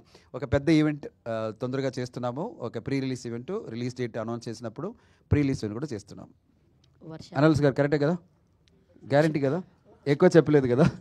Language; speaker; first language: Telugu; non-native, fluent; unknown